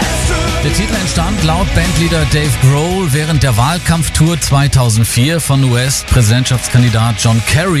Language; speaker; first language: German; native; German